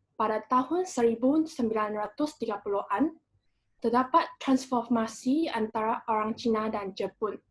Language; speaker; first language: Malay; non-native, local second language; Chinese